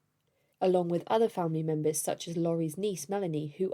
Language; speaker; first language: English; native; English